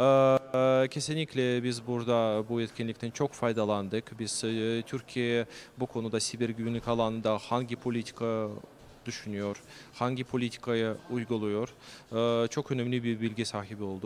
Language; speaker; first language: Turkish; non-native, fluent; Russian